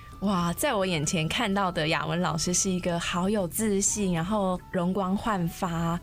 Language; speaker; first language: Chinese; native; Chinese